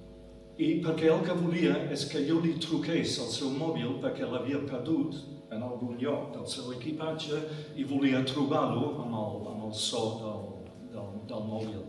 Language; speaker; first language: Catalan; non-native, fluent; English